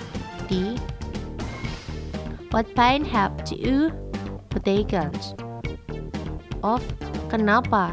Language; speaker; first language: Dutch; non-native, fluent; Indonesian